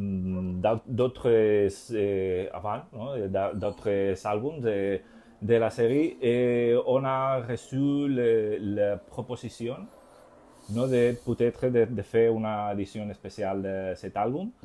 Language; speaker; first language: French; non-native, learner; Spanish